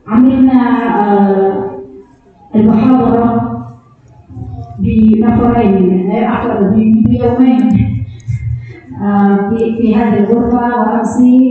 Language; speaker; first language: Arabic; non-native, learner; Indonesian